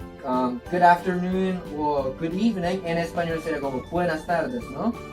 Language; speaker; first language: Spanish; non-native, fluent; Korean